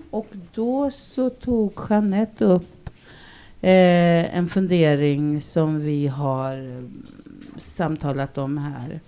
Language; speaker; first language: Swedish; early bilingual, other home language; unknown